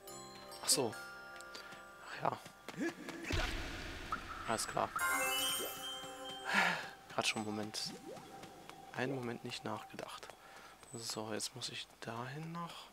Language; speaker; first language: German; native; German